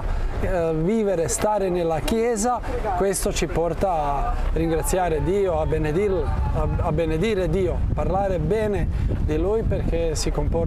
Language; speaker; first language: Italian; non-native, fluent; Croatian